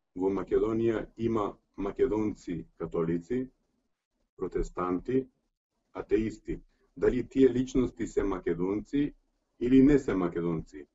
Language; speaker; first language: Macedonian; early bilingual, heritage; Macedonian